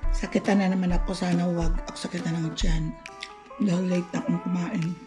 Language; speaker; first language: Filipino; non-native, local second language; Cebuano